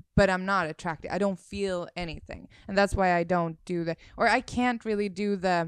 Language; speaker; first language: English; non-native, fluent; Swedish